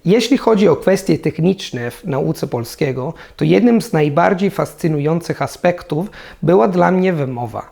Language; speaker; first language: Polish; non-native, fluent; Italian